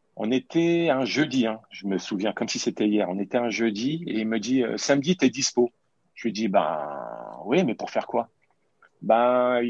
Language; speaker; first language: French; native; French